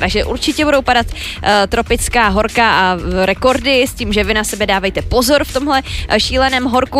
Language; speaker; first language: Czech; native; Czech